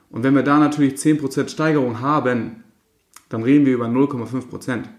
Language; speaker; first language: German; native; German